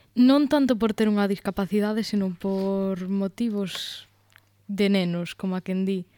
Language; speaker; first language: Galician; native; Galician